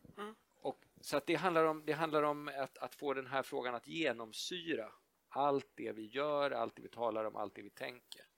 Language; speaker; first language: Swedish; native; Swedish